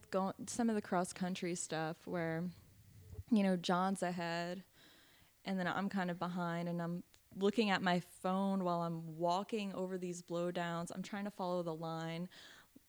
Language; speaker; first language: English; native; English